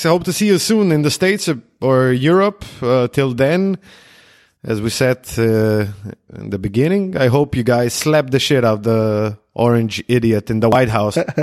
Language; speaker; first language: English; non-native, fluent; Slovenian